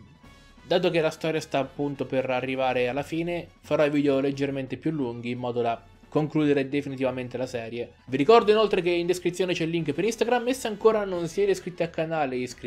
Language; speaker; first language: Italian; native; Italian